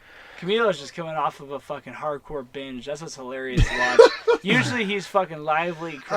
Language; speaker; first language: English; native; English